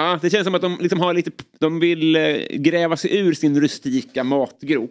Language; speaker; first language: Swedish; native; Swedish